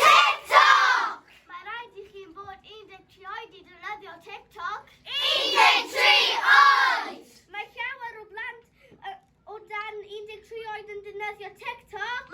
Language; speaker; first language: Welsh; non-native, local second language; English